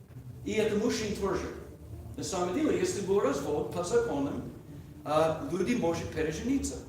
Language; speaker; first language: Russian; non-native, learner; English